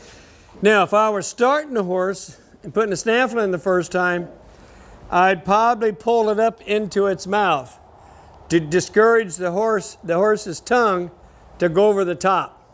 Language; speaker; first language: English; native; English